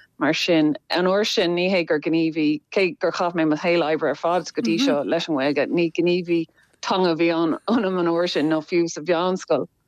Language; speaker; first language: Irish; native; Irish